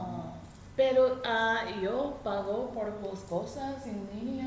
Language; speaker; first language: Spanish; non-native, learner; English